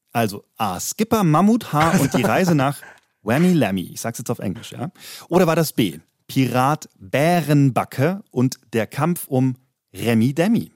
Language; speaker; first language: German; native; German